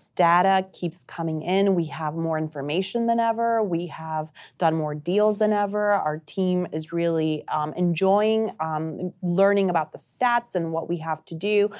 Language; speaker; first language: English; non-native, fluent; Spanish